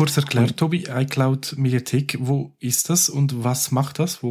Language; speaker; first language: German; native; German